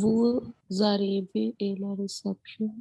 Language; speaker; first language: French; non-native, learner; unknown